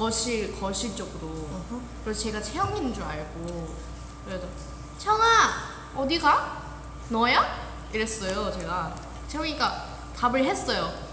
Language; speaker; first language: Korean; non-native, fluent; Thai